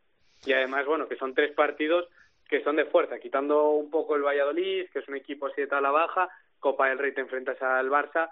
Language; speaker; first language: Spanish; native; Spanish